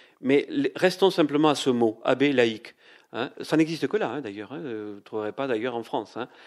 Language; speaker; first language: French; native; French